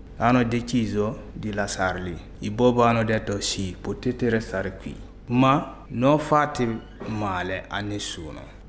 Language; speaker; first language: Italian; non-native, learner; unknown